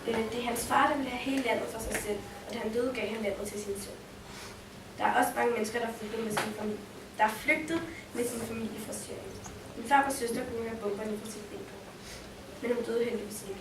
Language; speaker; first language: Danish; early bilingual, heritage; Danish